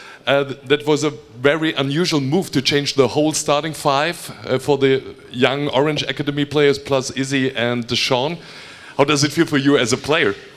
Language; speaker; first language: English; non-native, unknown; German